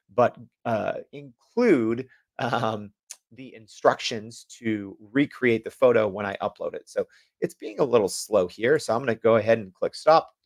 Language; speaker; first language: English; native; English